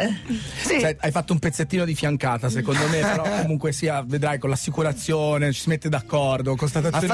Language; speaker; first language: Italian; native; Italian